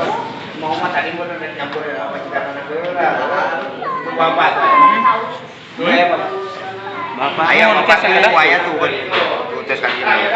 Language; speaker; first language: Indonesian; non-native, local second language; Sundanese